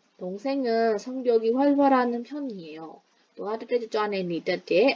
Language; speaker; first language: Korean; non-native, fluent; Burmese